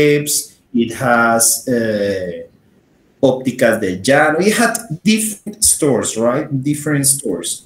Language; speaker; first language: English; non-native, fluent; Spanish